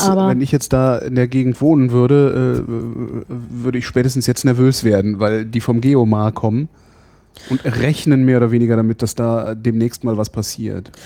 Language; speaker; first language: German; native; German